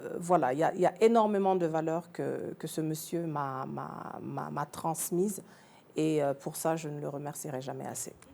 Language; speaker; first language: French; early bilingual, other home language; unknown